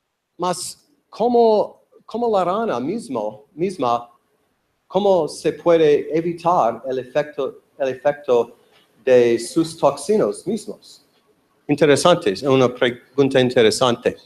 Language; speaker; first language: Spanish; non-native, learner; English